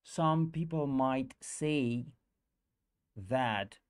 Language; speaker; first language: English; non-native, learner; Russian